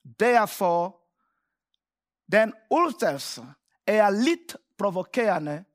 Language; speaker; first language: Danish; non-native, fluent; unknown